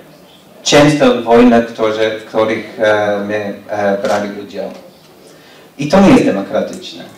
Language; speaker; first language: Polish; non-native, learner; English